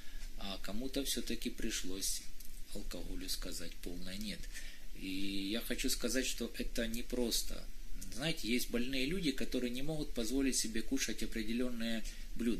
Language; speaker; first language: Russian; native; Russian